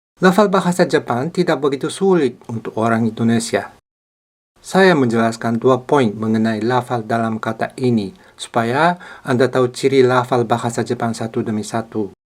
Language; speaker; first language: Indonesian; non-native, fluent; Japanese